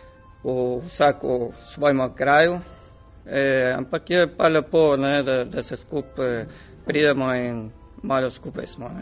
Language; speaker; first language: Slovenian; early bilingual, heritage; Slovenian